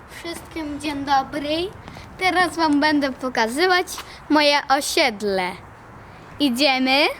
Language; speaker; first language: Polish; early bilingual, other home language; Russian